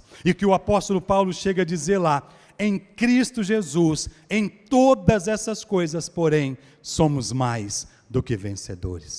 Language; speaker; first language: Portuguese; native; Portuguese